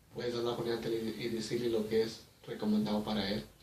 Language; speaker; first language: Spanish; early bilingual, heritage; Spanish